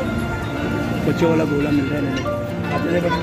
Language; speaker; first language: Hindi; native; Hindi